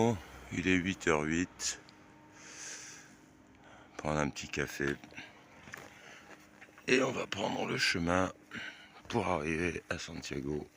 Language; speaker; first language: French; native; French